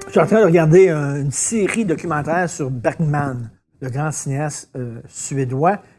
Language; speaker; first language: French; native; French